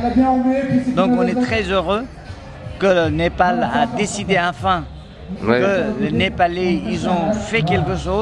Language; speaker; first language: French; non-native, fluent; Nepali